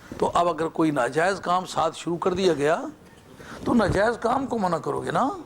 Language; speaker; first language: Urdu; non-native, local second language; Punjabi